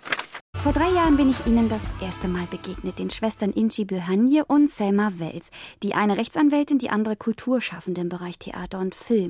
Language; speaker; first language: German; native; German